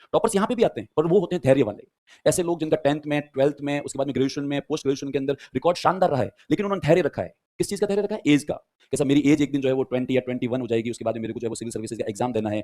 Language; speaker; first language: Hindi; native; Hindi